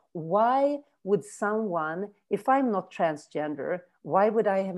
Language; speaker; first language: English; non-native, fluent; Swedish